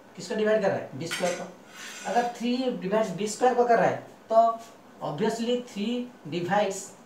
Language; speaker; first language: Hindi; non-native, local second language; Bangla